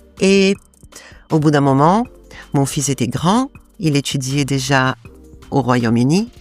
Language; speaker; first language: French; non-native, fluent; Portuguese